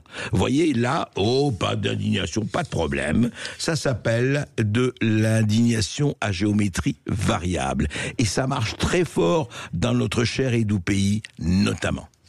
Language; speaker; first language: French; native; French